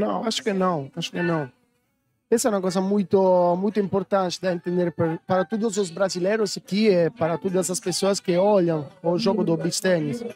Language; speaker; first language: Portuguese; non-native, learner; Italian